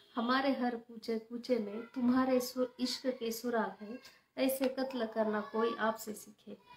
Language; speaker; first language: Hindi; non-native, local second language; Marathi